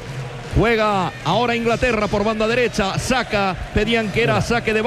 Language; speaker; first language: Spanish; native; Spanish